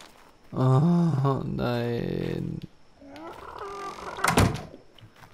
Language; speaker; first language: German; native; German